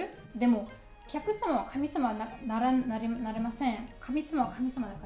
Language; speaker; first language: Japanese; non-native, learner; German